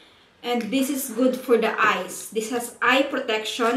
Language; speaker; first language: English; non-native, learner; Filipino